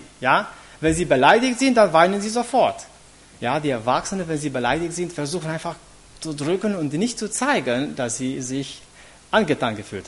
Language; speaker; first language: German; non-native, fluent; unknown